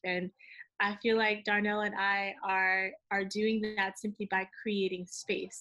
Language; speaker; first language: English; early bilingual, other home language; Haitian Creole